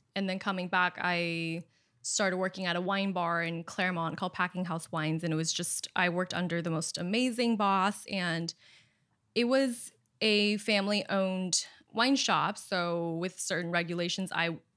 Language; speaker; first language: English; early bilingual, other home language; Chinese